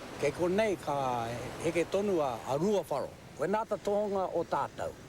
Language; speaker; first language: Māori; native; Māori